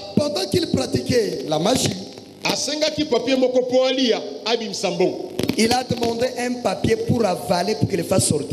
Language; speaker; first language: French; non-native, local second language; Lingala